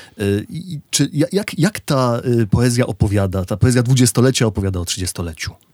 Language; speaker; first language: Polish; native; Polish